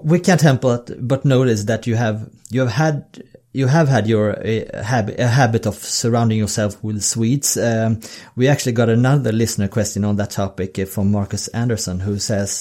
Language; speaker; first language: English; non-native, fluent; Swedish